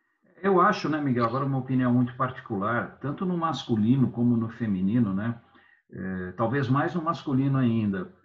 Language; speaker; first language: Portuguese; native; Portuguese